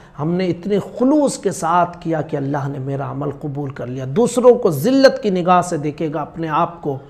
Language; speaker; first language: Hindi; native; Hindi